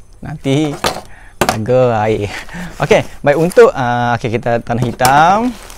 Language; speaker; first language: Malay; native; Malay